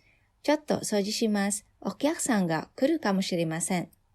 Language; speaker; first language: Japanese; non-native, fluent; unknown